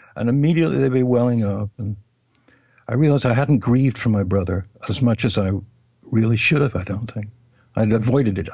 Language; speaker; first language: English; native; English